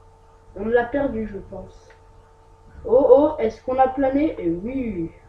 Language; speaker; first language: French; native; French